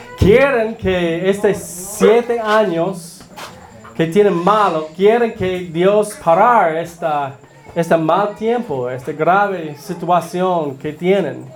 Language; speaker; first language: Spanish; non-native, learner; English